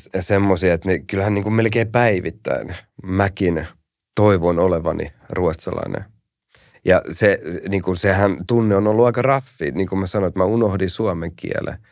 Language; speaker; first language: Finnish; early bilingual, heritage; Finnish